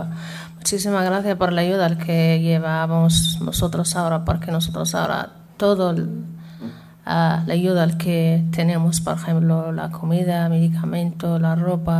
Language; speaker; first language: Spanish; non-native, learner; Arabic